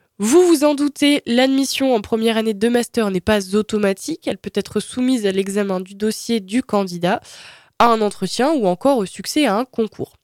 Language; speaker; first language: French; native; French